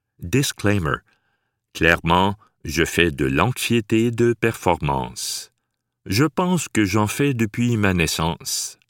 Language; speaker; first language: French; native; French